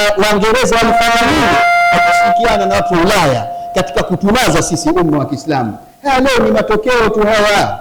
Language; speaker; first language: Swahili; native; Swahili